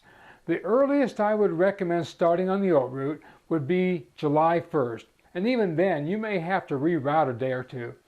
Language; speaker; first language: English; native; English